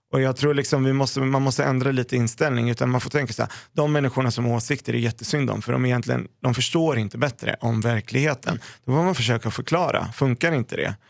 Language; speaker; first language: Swedish; early bilingual, other home language; Arabic